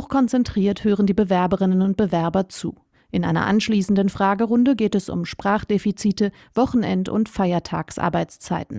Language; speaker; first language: German; native; German